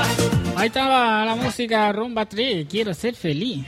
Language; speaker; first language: Spanish; native; Spanish